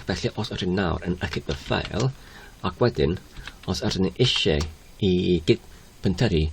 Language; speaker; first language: Welsh; non-native, fluent; English